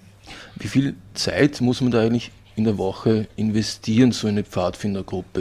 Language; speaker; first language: German; native; German